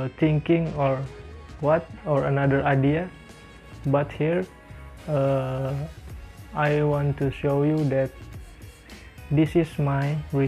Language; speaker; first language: English; non-native, learner; Indonesian